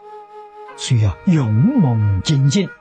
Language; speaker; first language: Chinese; native; Chinese